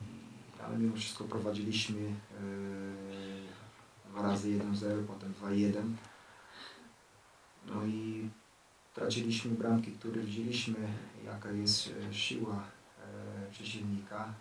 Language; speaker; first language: Polish; non-native, learner; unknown